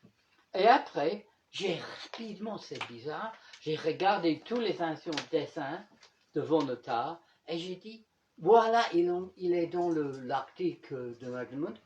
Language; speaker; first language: French; non-native, fluent; English